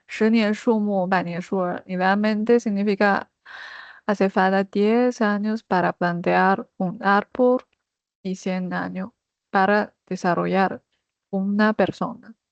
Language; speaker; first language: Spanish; non-native, fluent; Chinese